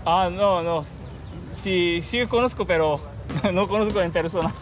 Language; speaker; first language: Spanish; non-native, learner; Korean